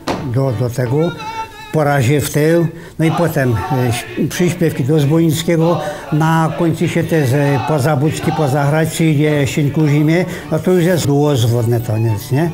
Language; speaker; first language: Polish; native; Polish